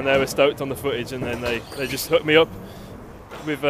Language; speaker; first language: English; native; English